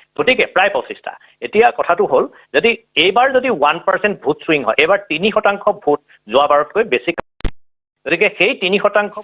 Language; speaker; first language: Assamese; native; Assamese